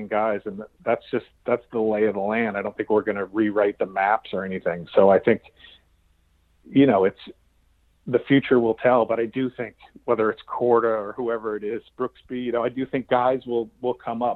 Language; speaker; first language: English; native; English